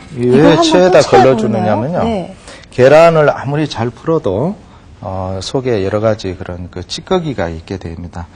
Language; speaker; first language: Korean; native; Korean